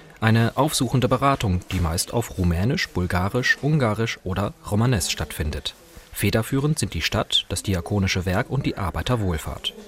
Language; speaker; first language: German; native; German